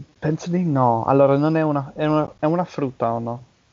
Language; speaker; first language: Italian; non-native, learner; English